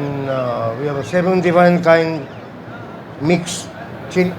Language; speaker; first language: English; non-native, learner; Japanese